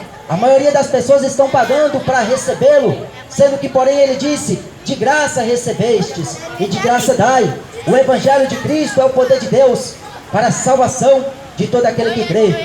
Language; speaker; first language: Portuguese; native; Portuguese